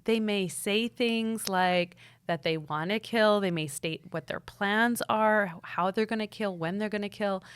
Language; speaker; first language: English; native; English